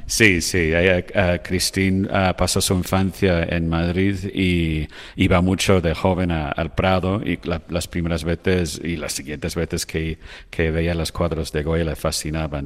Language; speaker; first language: Spanish; non-native, fluent; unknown